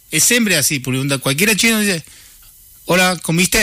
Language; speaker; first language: Spanish; non-native, learner; Chinese